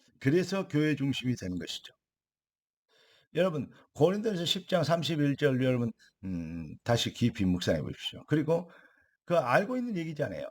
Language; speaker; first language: Korean; native; Korean